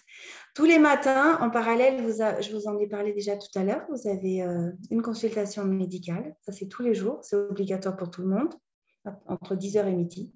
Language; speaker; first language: French; native; French